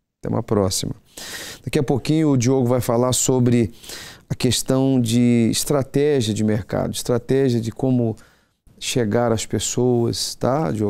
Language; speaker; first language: Portuguese; native; Portuguese